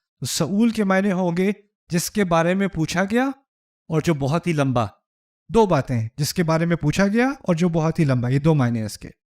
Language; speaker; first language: Urdu; early bilingual, heritage; Urdu